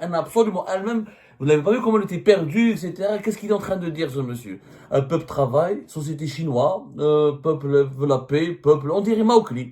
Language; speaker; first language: French; non-native, local second language; Arabic